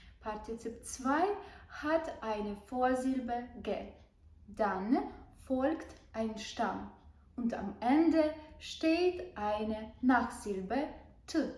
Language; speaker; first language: German; non-native, fluent; Ukrainian